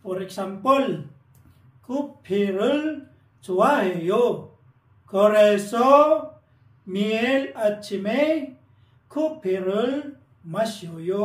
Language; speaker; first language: Korean; non-native, learner; Filipino